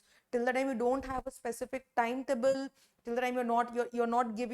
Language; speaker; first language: English; non-native, local second language; Hindi